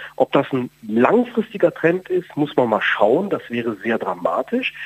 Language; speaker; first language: German; native; German